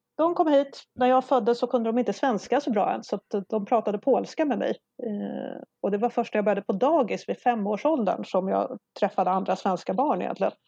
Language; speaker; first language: Swedish; non-native, local second language; Polish